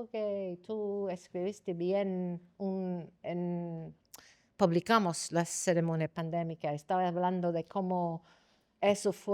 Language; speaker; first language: Spanish; non-native, fluent; English